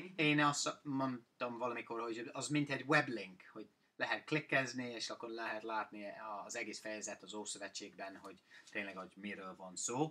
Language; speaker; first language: Hungarian; non-native, fluent; English